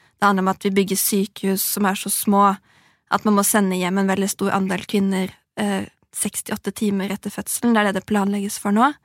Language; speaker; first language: Norwegian; native; Norwegian